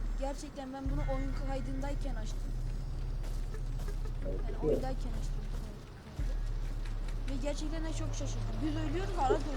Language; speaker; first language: Turkish; native; Turkish